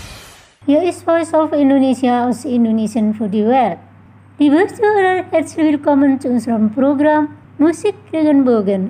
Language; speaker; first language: German; non-native, fluent; Indonesian